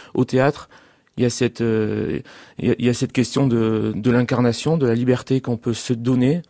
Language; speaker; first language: French; native; French